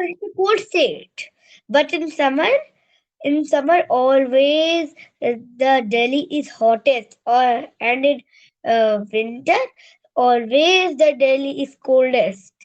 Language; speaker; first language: English; non-native, learner; Hindi